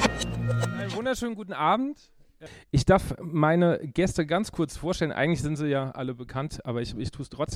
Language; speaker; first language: German; native; German